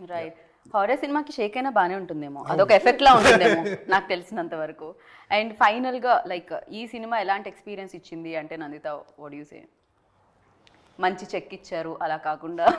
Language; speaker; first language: Telugu; native; Telugu